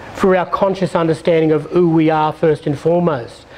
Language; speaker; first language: English; native; English